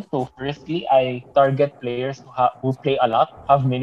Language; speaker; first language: English; non-native, local second language; Bikol